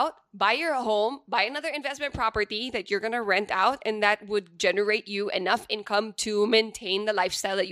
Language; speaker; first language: English; non-native, local second language; Pampanga